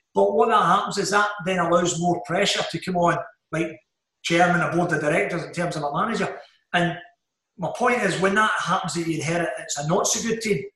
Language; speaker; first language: English; native; English